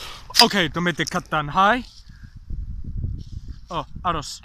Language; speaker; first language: Welsh; non-native, learner; English